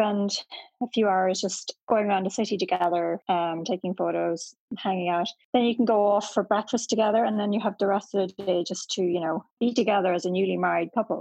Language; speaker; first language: English; native; English